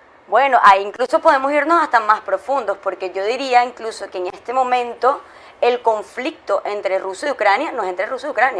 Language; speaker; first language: Spanish; native; Spanish